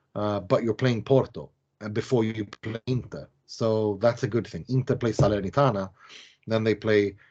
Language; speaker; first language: English; non-native, fluent; Swedish